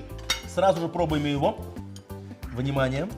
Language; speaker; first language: Russian; native; Russian